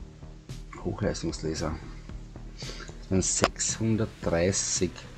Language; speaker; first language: German; native; German